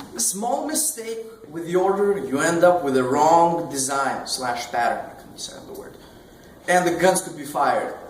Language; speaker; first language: English; non-native, fluent; Albanian